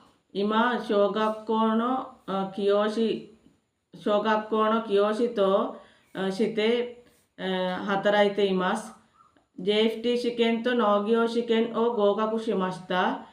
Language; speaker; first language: Japanese; non-native, learner; Sinhala